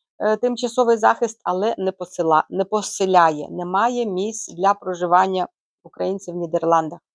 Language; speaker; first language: Ukrainian; native; Ukrainian